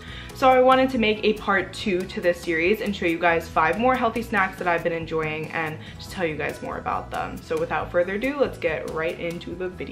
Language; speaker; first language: English; native; English